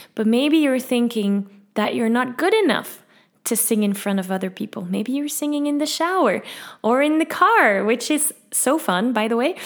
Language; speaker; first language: English; non-native, fluent; Dutch